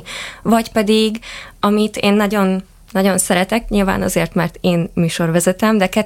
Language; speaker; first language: Hungarian; native; Hungarian